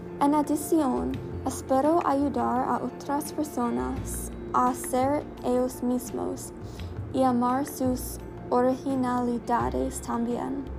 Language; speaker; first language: Spanish; non-native, learner; English